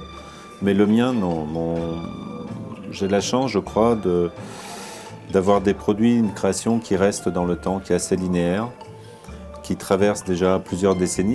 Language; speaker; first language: French; early bilingual, other home language; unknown